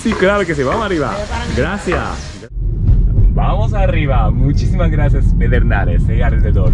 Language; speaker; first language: Spanish; non-native, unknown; Japanese